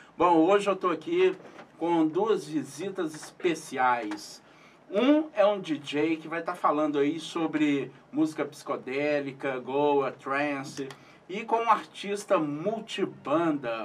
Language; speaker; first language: Portuguese; native; Portuguese